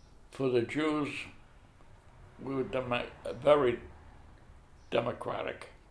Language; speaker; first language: English; native; English